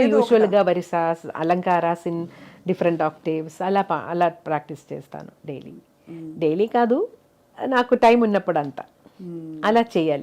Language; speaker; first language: Telugu; non-native, local second language; Malayalam